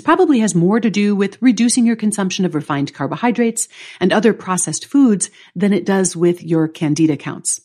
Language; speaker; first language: English; native; English